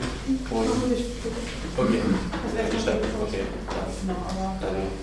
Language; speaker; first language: German; non-native, fluent; French